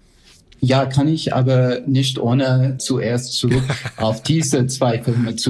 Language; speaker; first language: German; non-native, fluent; English